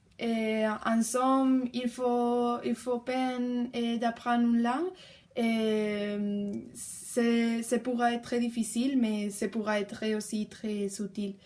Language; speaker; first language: French; non-native, learner; Spanish